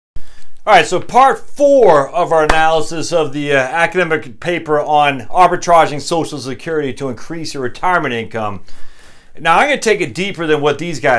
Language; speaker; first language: English; native; English